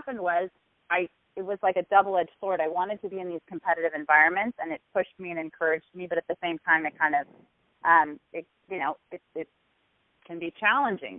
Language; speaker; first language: English; native; English